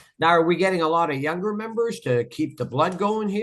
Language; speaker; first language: English; native; English